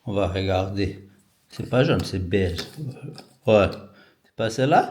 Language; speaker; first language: French; non-native, fluent; Portuguese